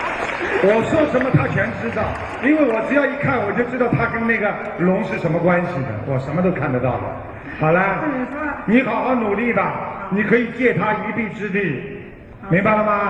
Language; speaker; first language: Chinese; native; Chinese